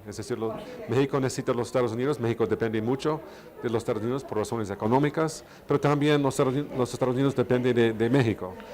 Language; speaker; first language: Spanish; non-native, fluent; English